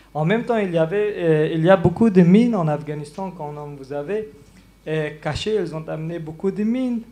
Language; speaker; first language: French; non-native, learner; Persian